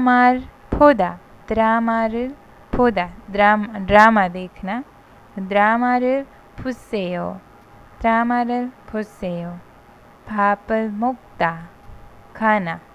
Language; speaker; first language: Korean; non-native, fluent; Hindi